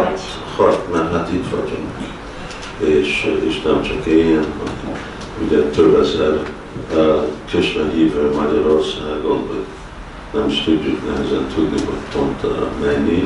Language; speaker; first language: Hungarian; early bilingual, heritage; Hungarian